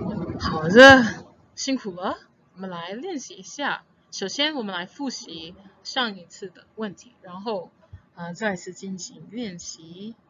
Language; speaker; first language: Chinese; non-native, fluent; English